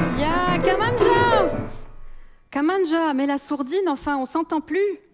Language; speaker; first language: French; native; French